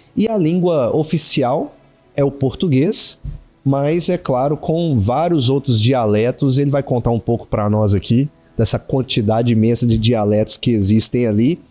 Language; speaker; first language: Portuguese; native; Portuguese